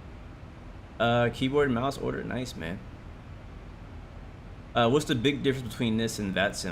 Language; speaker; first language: English; native; English